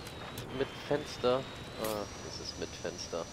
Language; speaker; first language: German; native; German